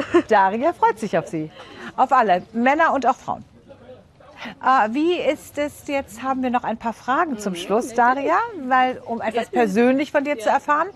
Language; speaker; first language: German; native; German